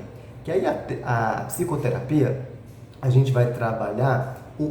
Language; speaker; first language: Portuguese; native; Portuguese